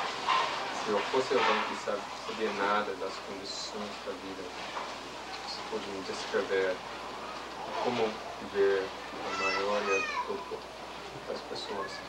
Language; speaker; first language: Portuguese; non-native, fluent; English